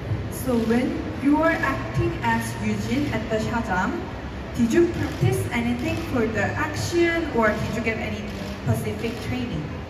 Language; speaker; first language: English; non-native, fluent; Korean